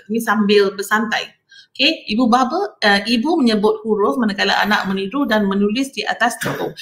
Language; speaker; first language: Malay; non-native, local second language; Tamil